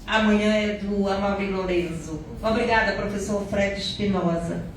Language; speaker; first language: Portuguese; native; Portuguese